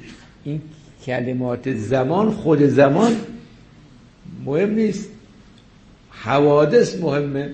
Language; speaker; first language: Persian; native; Persian